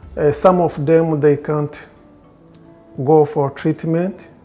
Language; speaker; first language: English; non-native, local second language; Kinyarwanda